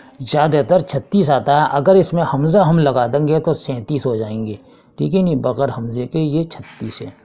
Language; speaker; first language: Urdu; native; Urdu